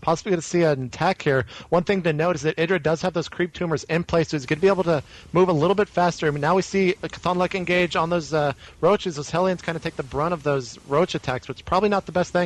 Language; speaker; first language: English; native; English